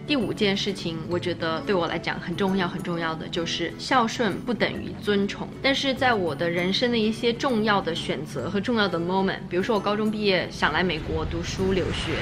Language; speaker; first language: Chinese; native; Chinese